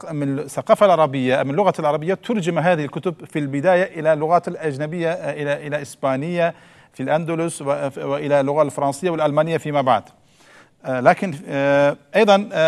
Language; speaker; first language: Arabic; non-native, fluent; Turkish